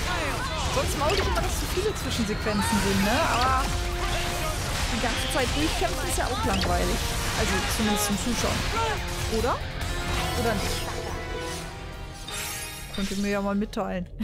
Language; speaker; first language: German; native; German